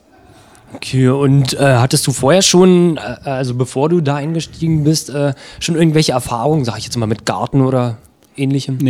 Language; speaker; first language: German; native; German